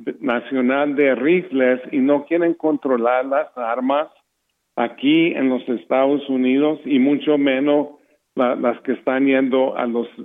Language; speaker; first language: Spanish; early bilingual, heritage; English